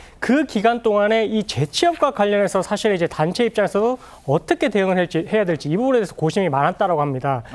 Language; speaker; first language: Korean; native; Korean